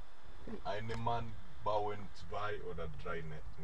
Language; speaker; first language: German; non-native, learner; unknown